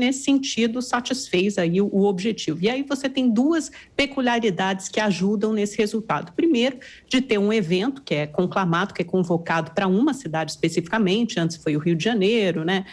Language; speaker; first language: Portuguese; native; Portuguese